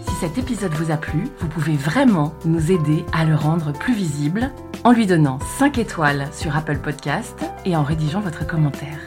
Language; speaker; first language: French; native; French